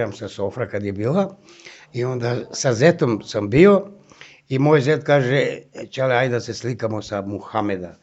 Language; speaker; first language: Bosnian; non-native, local second language; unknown